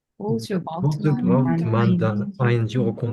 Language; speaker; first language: German; non-native, learner; Korean